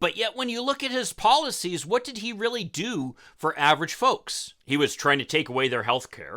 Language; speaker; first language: English; native; English